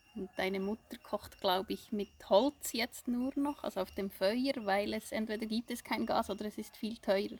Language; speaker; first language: German; native; German